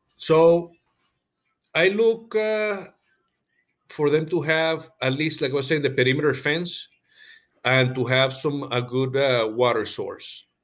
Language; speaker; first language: English; non-native, fluent; Spanish